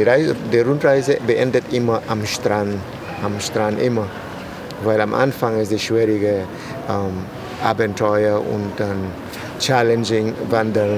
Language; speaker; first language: German; non-native, learner; Spanish